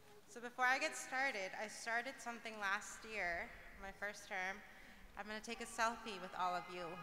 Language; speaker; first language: English; early bilingual, other home language; Spanish